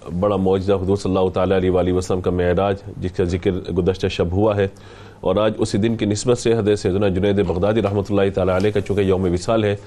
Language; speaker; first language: Urdu; native; Urdu